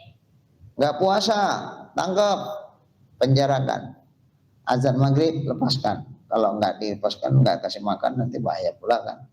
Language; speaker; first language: Indonesian; native; Indonesian